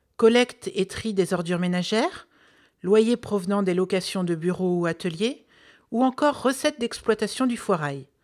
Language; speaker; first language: French; native; French